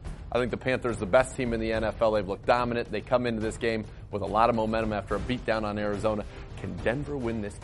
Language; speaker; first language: English; native; English